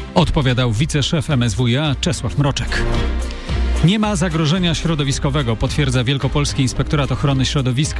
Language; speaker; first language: Polish; native; Polish